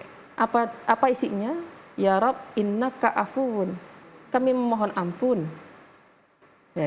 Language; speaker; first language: Indonesian; native; Indonesian